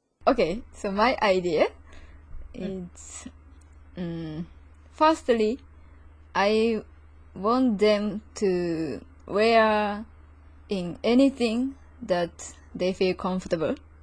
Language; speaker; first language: English; non-native, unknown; Japanese